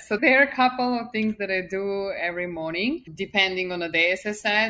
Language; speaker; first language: English; non-native, fluent; Serbian